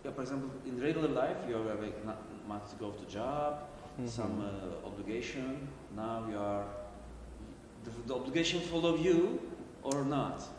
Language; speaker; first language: English; non-native, learner; Turkish